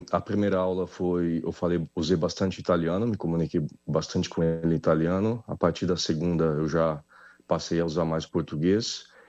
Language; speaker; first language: Portuguese; native; Portuguese